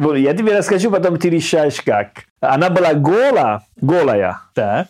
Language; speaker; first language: Russian; non-native, learner; Italian